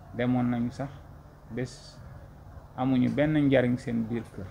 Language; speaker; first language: Wolof; non-native, local second language; Jola-Fonyi